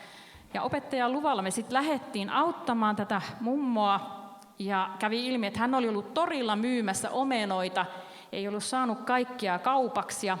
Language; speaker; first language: Finnish; native; Finnish